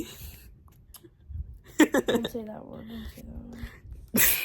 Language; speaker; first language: English; native; English